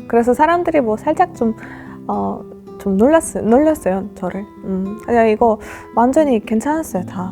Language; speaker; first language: Korean; non-native, fluent; Russian